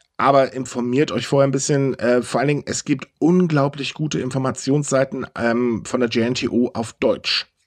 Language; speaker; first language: German; native; German